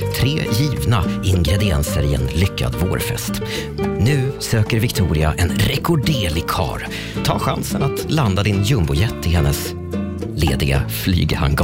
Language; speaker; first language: Swedish; native; Swedish